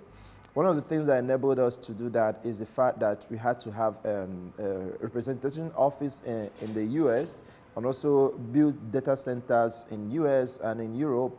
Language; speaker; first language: English; non-native, local second language; Igbo